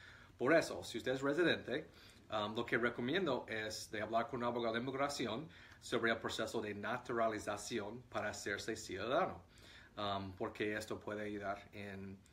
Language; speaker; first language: Spanish; non-native, fluent; English